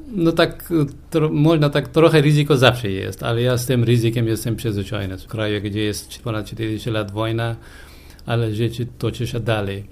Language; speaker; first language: Polish; non-native, fluent; Persian